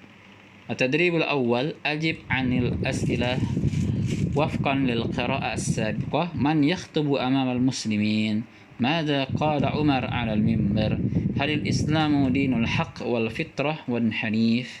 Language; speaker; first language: Arabic; non-native, fluent; Indonesian